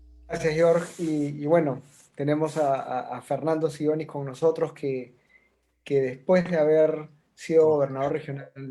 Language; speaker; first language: Spanish; native; Spanish